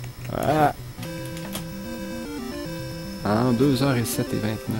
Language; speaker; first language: French; native; French